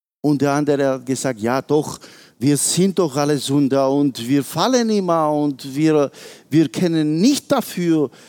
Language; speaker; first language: German; non-native, fluent; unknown